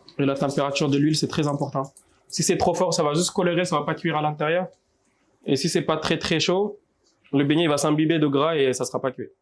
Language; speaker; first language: French; non-native, local second language; Fula